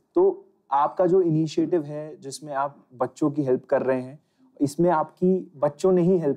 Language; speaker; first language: Hindi; native; Hindi